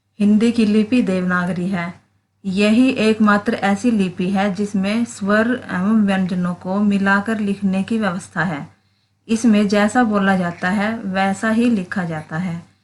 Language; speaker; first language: Hindi; native; Hindi